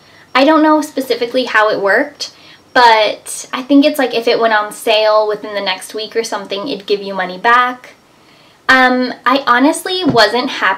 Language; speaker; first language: English; native; English